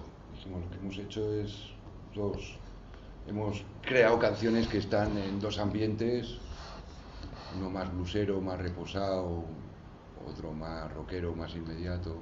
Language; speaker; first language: Spanish; native; Spanish